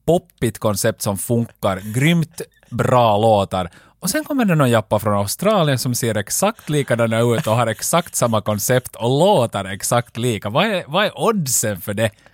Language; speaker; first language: Swedish; native; Swedish